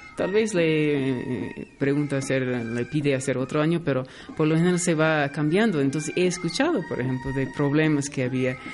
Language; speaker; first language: Spanish; non-native, fluent; English